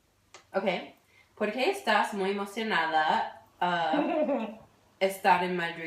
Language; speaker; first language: Spanish; non-native, learner; English